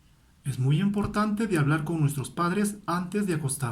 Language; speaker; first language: Spanish; native; Spanish